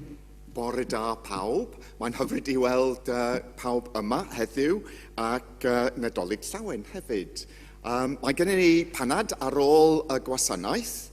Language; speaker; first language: Welsh; non-native, fluent; English